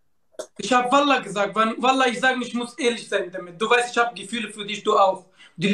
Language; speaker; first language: German; non-native, learner; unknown